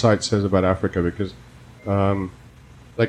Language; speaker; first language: English; non-native, local second language; Afrikaans